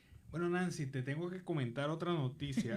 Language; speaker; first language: Spanish; native; Spanish